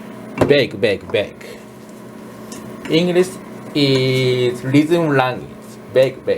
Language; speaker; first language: English; non-native, learner; Japanese